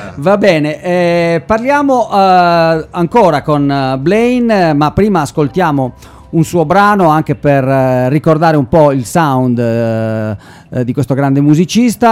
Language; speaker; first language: Italian; native; Italian